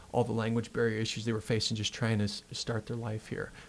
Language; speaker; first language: English; native; English